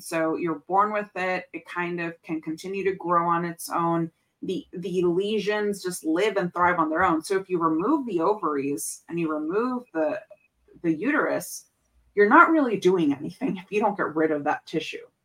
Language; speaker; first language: English; early bilingual, other home language; Spanish